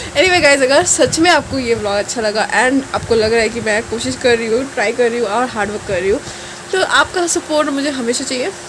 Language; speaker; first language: Hindi; non-native, local second language; Bangla